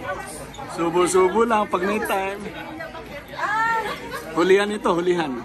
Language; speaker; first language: Filipino; native; Filipino